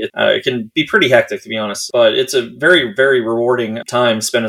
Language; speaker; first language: English; native; English